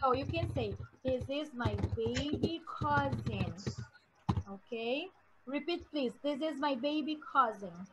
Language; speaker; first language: English; non-native, fluent; Portuguese